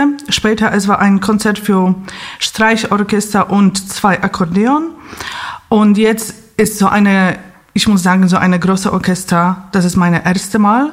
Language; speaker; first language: German; non-native, fluent; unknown